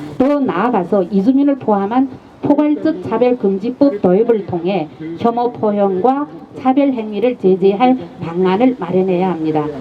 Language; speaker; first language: Korean; native; Korean